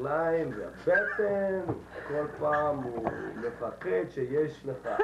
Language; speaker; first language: Hebrew; non-native, learner; English